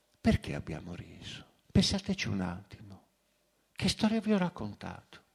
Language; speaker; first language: Italian; native; Italian